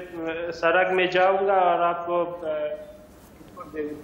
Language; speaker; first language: Hindi; non-native, learner; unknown